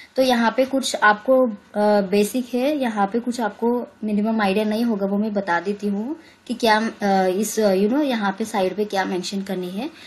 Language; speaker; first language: Hindi; native; Hindi